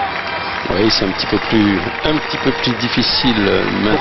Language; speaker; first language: French; native; French